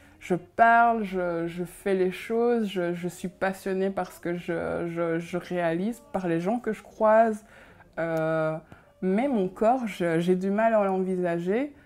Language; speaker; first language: French; early bilingual, other home language; Kinyarwanda